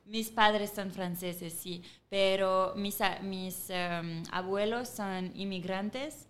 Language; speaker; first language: Spanish; non-native, fluent; French